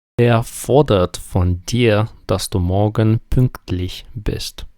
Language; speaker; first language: German; non-native, fluent; Ukrainian